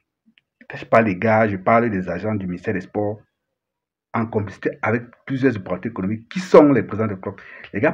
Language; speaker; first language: French; native; French